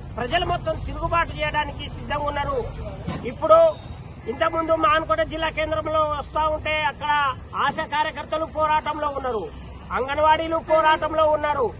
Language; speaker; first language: Telugu; non-native, local second language; Lambadi